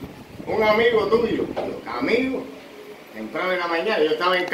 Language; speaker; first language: Spanish; native; Spanish